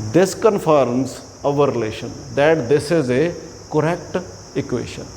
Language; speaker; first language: English; non-native, local second language; Punjabi